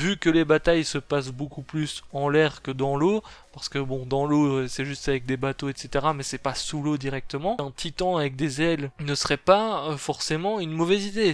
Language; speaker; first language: French; native; French